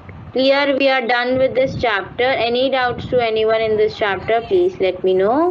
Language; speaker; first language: English; non-native, local second language; Hindi